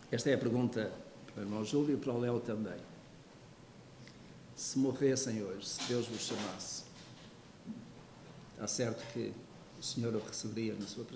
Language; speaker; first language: Portuguese; native; Portuguese